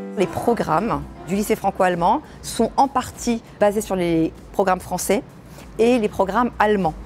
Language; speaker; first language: French; native; French